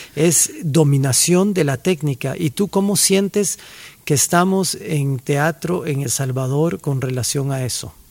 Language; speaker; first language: Spanish; native; Spanish